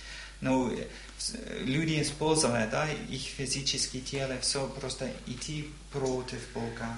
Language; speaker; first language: Russian; non-native, learner; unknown